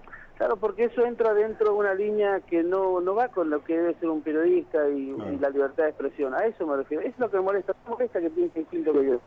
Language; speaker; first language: Spanish; native; Spanish